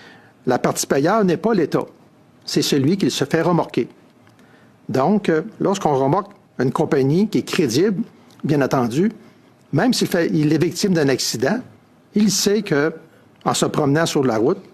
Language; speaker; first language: French; native; French